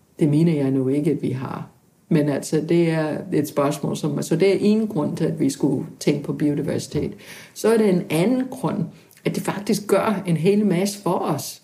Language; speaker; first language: Danish; non-native, fluent; English